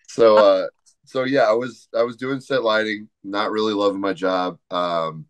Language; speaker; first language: English; native; English